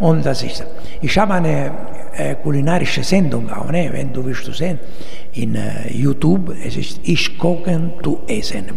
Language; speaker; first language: German; non-native, learner; Italian